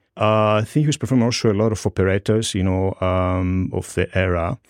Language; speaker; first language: English; non-native, fluent; Greek